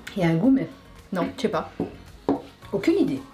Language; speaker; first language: French; native; French